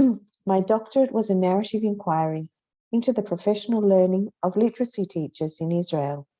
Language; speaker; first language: English; non-native, fluent; Hebrew